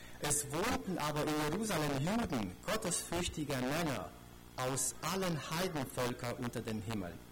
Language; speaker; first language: German; non-native, fluent; Romanian